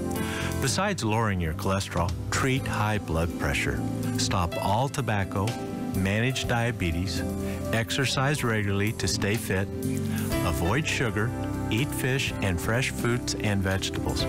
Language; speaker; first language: English; native; English